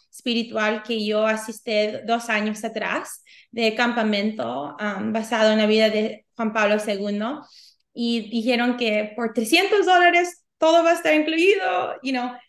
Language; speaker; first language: Spanish; early bilingual, heritage; Spanish